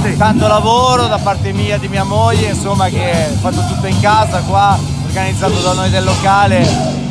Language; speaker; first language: Italian; native; Italian